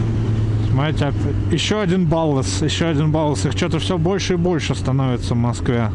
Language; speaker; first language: Russian; native; Russian